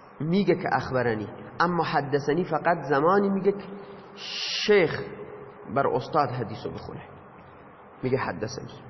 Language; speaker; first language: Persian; non-native, local second language; Baluchi